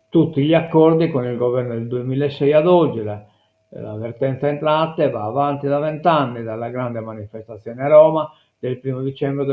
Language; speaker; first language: Italian; non-native, local second language; Sardinian